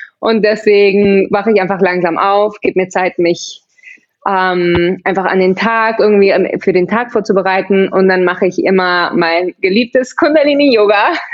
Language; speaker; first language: German; early bilingual, heritage; German